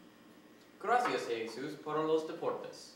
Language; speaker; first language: Spanish; non-native, learner; English